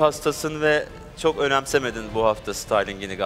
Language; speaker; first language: Turkish; native; Turkish